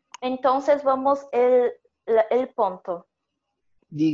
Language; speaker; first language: Spanish; non-native, learner; Portuguese